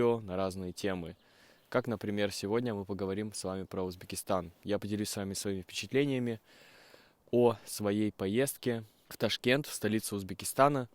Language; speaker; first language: Russian; native; Russian